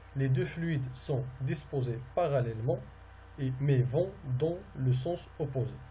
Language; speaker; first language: French; non-native, local second language; Arabic